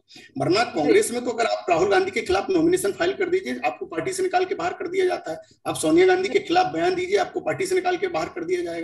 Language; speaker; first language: Hindi; native; Hindi